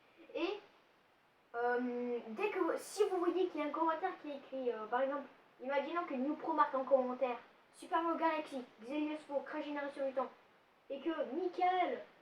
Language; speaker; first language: French; native; French